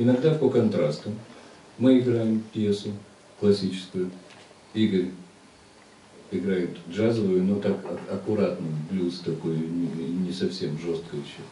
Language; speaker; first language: Russian; native; Russian